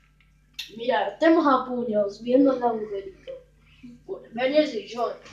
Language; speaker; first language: Spanish; native; Spanish